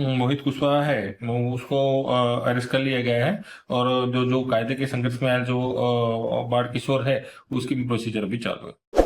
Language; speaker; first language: Hindi; non-native, local second language; Gujarati